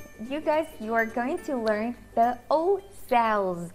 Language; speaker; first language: English; non-native, fluent; Vietnamese